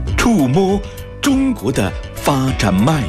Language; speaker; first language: Chinese; native; Chinese